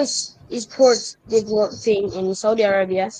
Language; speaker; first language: English; non-native, learner; Indonesian